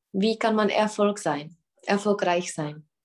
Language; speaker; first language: German; non-native, learner; Czech